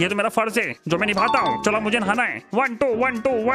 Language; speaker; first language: Hindi; native; Hindi